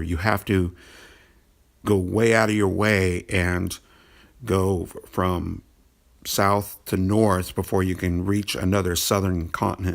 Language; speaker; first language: English; native; English